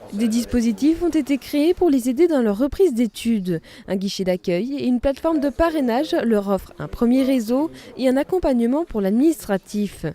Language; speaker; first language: French; native; French